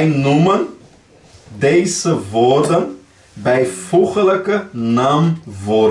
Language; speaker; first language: Dutch; non-native, learner; Portuguese